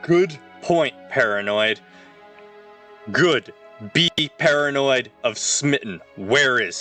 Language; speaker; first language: English; native; English